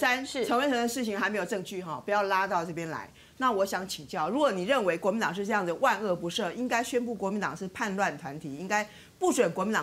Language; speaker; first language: Chinese; native; Chinese